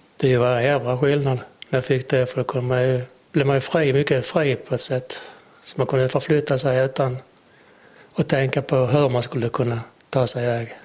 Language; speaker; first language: Swedish; native; Swedish